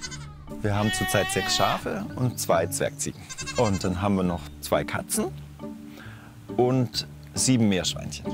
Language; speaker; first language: German; native; German